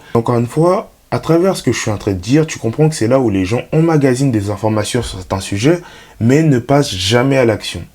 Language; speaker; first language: French; native; French